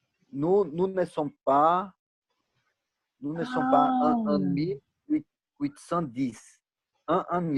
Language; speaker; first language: French; non-native, learner; Portuguese